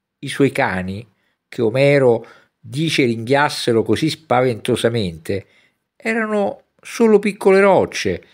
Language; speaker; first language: Italian; native; Italian